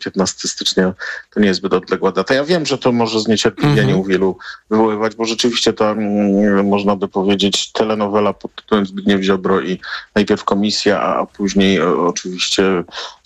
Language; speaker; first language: Polish; native; Polish